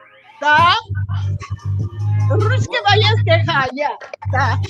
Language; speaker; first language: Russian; non-native, learner; English